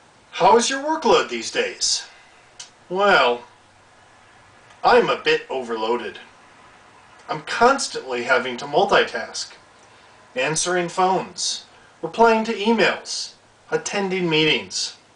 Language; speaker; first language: English; native; English